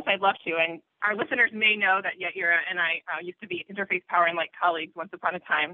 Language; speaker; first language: English; native; English